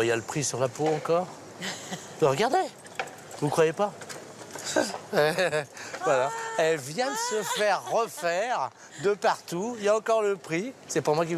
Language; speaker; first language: French; native; French